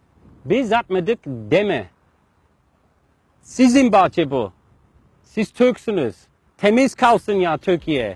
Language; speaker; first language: Turkish; non-native, fluent; English